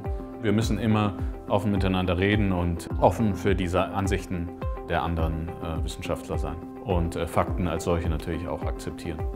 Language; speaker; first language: German; native; German